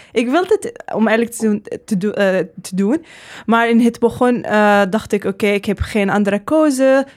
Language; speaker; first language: Dutch; non-native, learner; Arabic